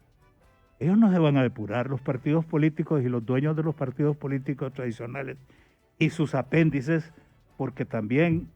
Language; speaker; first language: Spanish; native; Spanish